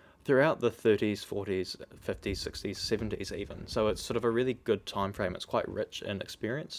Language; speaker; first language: English; native; English